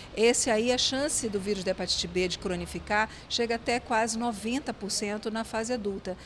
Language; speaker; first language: Portuguese; native; Portuguese